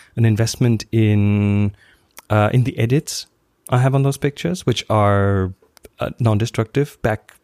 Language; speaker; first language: English; non-native, fluent; German